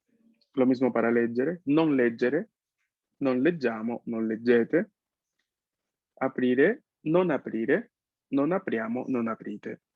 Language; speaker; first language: Italian; non-native, fluent; Spanish